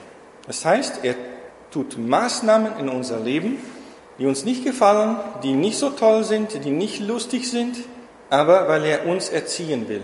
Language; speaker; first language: German; non-native, fluent; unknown